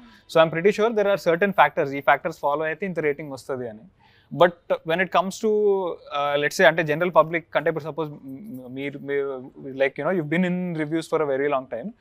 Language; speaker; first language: Telugu; native; Telugu